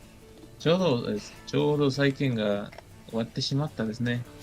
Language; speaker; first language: Japanese; non-native, fluent; Spanish